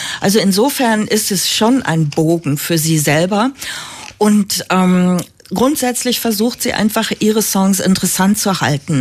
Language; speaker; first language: German; native; German